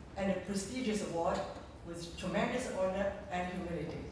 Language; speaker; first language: English; non-native, fluent; Chinese